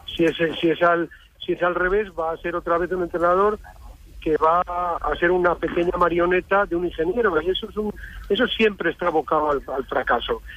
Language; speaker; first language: Spanish; native; Spanish